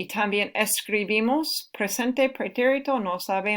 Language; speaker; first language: Spanish; non-native, fluent; English